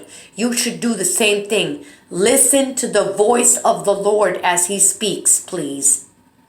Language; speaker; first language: English; native; English